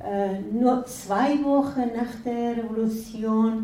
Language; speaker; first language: German; non-native, fluent; Persian